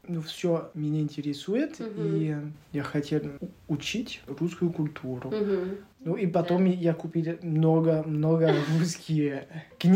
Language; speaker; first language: Russian; non-native, learner; French